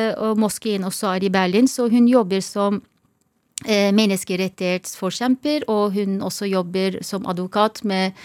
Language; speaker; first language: Norwegian; non-native, fluent; Turkish